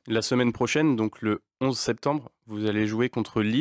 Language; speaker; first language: French; native; French